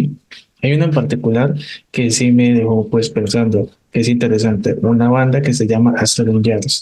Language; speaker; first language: Spanish; native; Spanish